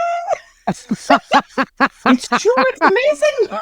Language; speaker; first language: English; native; English